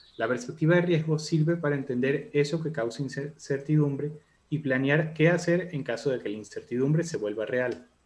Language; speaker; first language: Spanish; native; Spanish